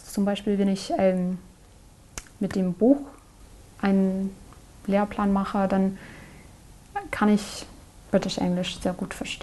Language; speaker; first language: German; non-native, learner; English